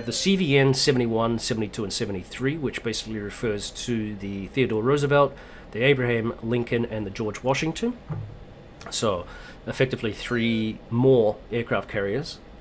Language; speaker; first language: English; native; English